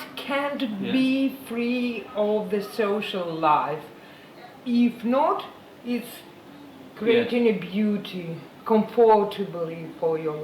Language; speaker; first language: English; non-native, learner; Ukrainian